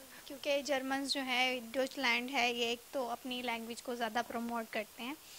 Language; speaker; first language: Urdu; native; Urdu